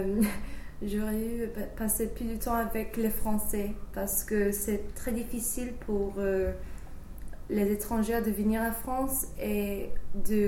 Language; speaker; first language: French; non-native, fluent; English